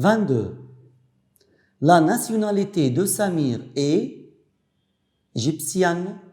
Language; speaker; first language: French; non-native, fluent; Arabic